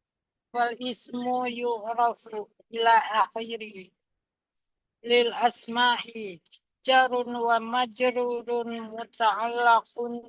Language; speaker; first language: Arabic; non-native, learner; Indonesian